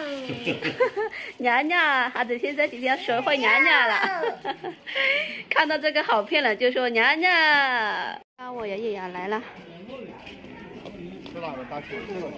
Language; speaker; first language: Chinese; non-native, fluent; Lao